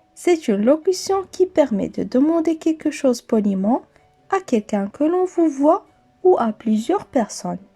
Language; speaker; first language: French; non-native, local second language; Arabic